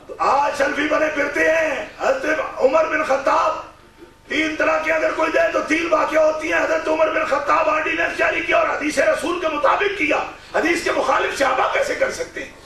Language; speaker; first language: Urdu; non-native, local second language; Punjabi